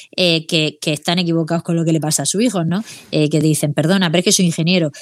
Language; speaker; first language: Spanish; native; Spanish